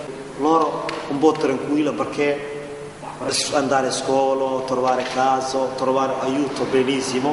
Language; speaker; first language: Italian; non-native, learner; Somali